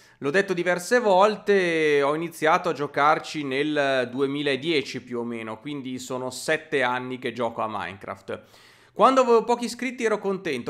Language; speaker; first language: Italian; native; Italian